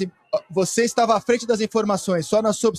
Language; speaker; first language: Portuguese; native; Portuguese